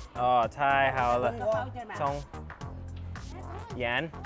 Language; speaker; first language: Chinese; non-native, learner; English